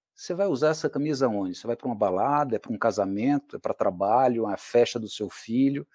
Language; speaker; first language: Portuguese; native; Portuguese